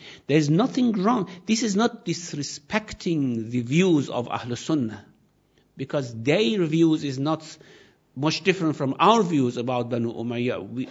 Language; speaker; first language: English; non-native, fluent; Persian